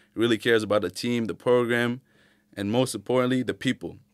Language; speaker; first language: English; early bilingual, other home language; Arabic